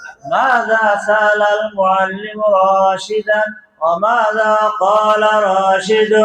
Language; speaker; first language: Arabic; non-native, fluent; Bangla